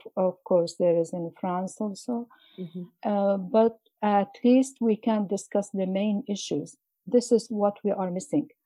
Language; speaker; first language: English; non-native, fluent; Arabic